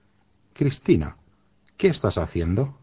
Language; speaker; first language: Spanish; non-native, fluent; Finnish